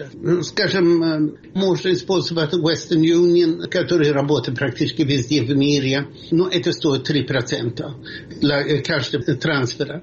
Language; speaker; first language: Russian; non-native, fluent; Swedish